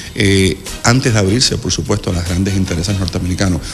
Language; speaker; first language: Spanish; native; Spanish